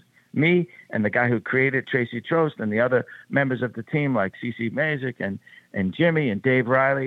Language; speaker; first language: English; native; English